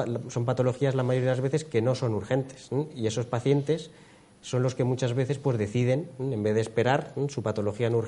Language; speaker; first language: Spanish; native; Spanish